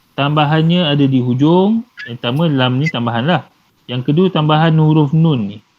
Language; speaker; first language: Malay; native; Malay